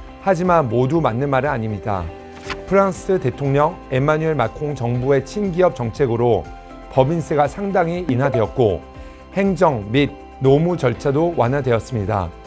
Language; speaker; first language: Korean; early bilingual, heritage; Korean